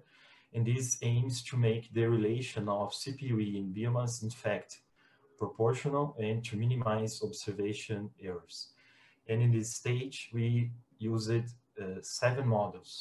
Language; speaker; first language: English; non-native, fluent; Portuguese